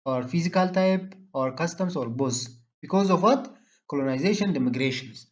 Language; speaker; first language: English; non-native, local second language; Amharic